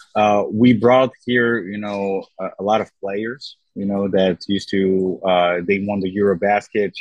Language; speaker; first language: English; non-native, fluent; French